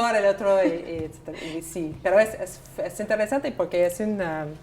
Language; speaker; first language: Spanish; non-native, learner; English